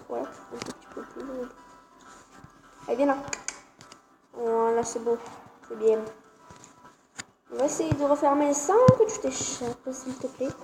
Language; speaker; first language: French; native; French